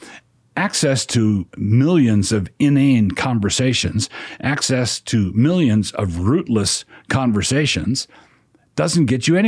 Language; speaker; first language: English; native; English